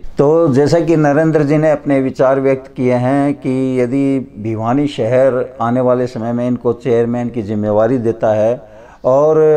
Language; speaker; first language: Hindi; native; Hindi